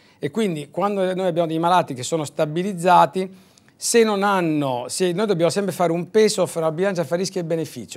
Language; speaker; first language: Italian; native; Italian